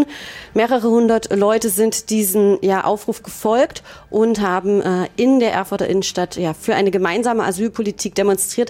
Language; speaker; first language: German; native; German